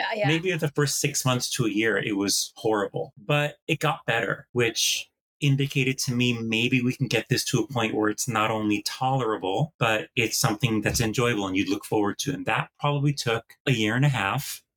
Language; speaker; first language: English; native; English